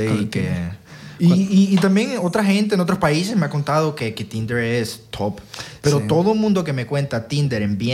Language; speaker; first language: Spanish; native; Spanish